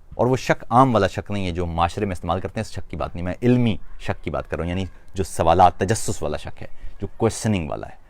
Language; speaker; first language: Urdu; native; Urdu